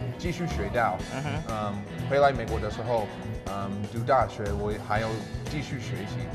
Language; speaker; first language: Chinese; non-native, fluent; English